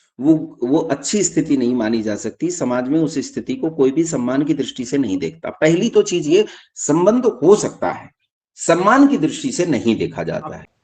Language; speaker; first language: Hindi; native; Hindi